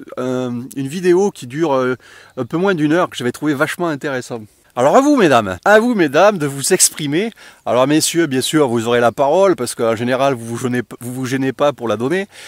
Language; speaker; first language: French; native; French